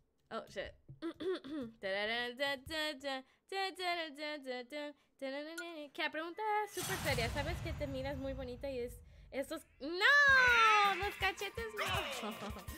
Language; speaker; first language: Spanish; early bilingual, heritage; Spanish